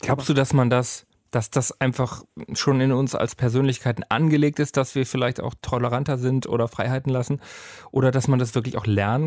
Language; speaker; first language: German; native; German